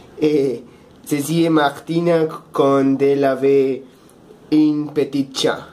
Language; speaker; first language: French; non-native, learner; Spanish